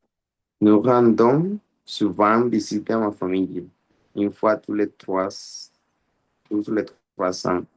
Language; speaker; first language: French; non-native, learner; Spanish